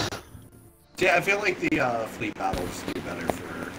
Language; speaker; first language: English; native; English